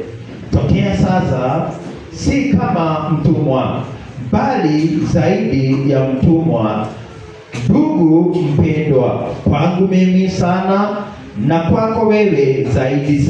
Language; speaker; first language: Swahili; non-native, local second language; Kikuyu